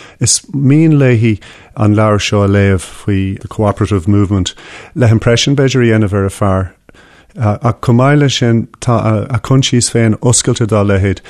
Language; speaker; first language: Irish; non-native, local second language; English